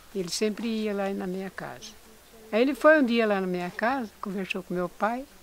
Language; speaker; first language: Portuguese; native; Portuguese